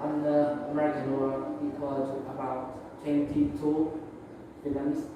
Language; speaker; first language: English; non-native, learner; Vietnamese